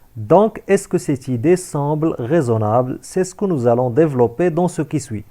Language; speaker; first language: French; non-native, local second language; Arabic